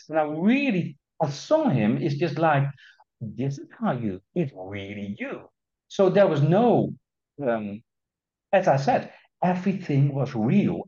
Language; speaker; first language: English; non-native, fluent; Dutch